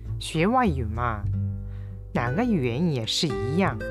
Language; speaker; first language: Chinese; non-native, fluent; Japanese